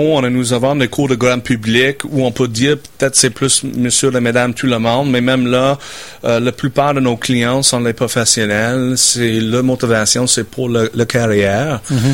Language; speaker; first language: French; non-native, fluent; English